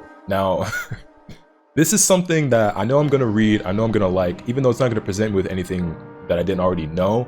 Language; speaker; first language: English; native; English